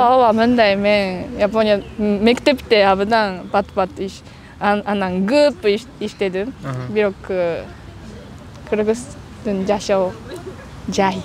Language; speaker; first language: Kyrgyz; non-native, learner; Japanese